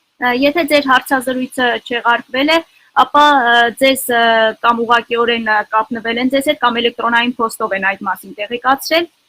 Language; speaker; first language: Armenian; native; Armenian